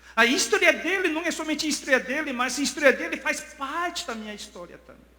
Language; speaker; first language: Portuguese; non-native, fluent; Korean